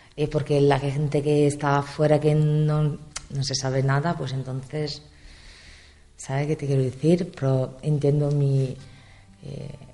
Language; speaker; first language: Spanish; non-native, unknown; Italian